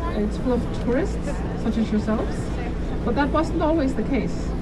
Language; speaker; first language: English; non-native, fluent; Danish